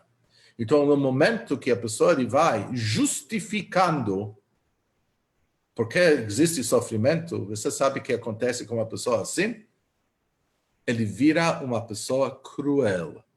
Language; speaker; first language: Portuguese; non-native, fluent; Hebrew